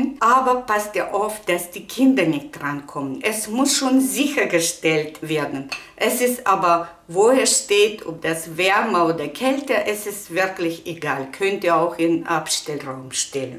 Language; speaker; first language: German; non-native, learner; Russian